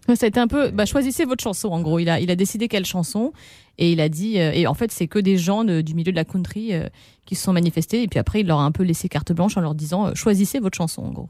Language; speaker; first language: French; native; French